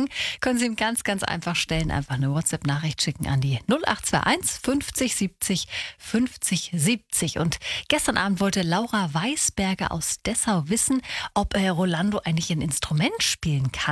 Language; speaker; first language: German; native; German